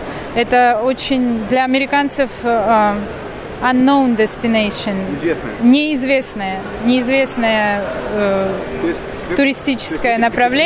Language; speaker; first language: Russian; non-native, local second language; Georgian